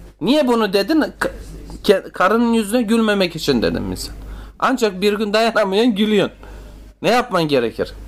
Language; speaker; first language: Turkish; native; Turkish